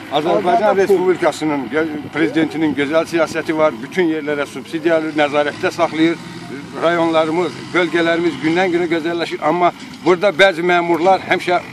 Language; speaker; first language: Azerbaijani; non-native, local second language; Lezghian